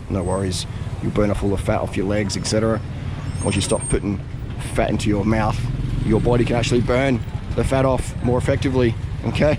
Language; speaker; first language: English; native; English